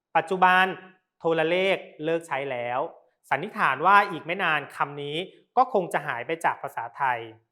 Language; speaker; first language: Thai; native; Thai